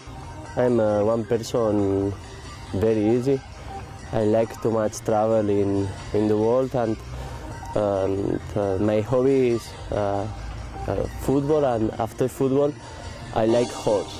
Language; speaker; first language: English; non-native, learner; Spanish